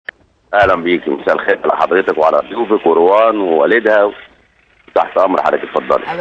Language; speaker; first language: Arabic; native; Arabic